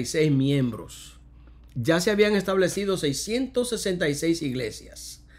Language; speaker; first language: Spanish; native; Spanish